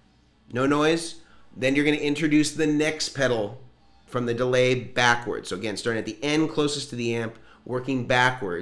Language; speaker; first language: English; native; English